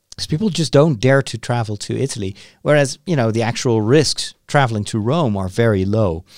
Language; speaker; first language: English; non-native, fluent; Dutch